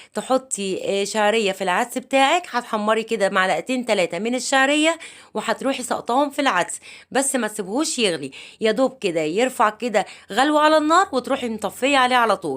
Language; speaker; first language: Arabic; native; Arabic